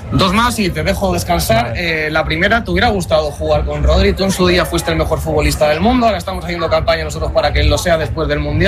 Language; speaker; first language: Spanish; native; Spanish